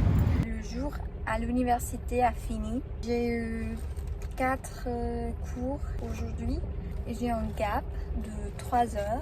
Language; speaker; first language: French; non-native, learner; English